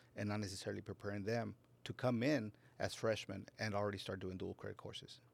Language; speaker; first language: English; native; English